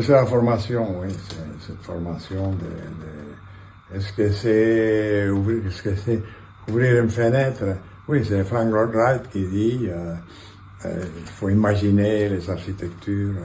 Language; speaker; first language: French; non-native, fluent; Catalan